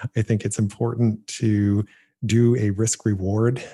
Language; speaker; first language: English; native; English